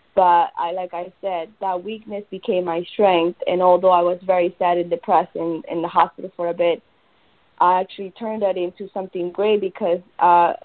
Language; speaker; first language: English; early bilingual, other home language; Spanish